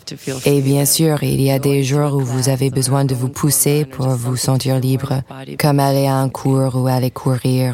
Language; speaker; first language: French; non-native, fluent; English